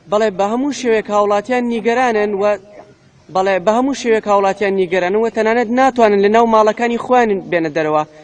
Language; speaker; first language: Central Kurdish; native; Central Kurdish